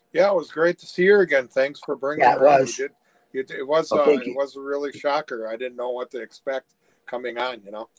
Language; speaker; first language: English; native; English